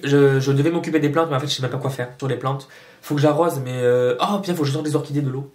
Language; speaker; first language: French; native; French